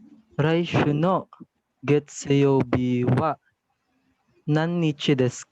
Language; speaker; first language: Japanese; non-native, learner; Filipino